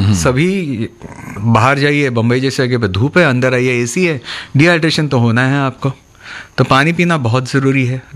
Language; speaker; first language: Hindi; non-native, local second language; Marathi